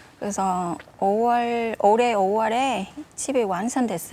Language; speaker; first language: Korean; non-native, fluent; Vietnamese